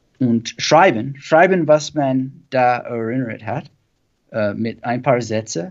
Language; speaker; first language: German; non-native, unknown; English